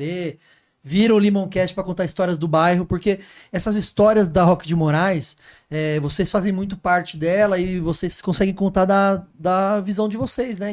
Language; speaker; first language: Portuguese; native; Portuguese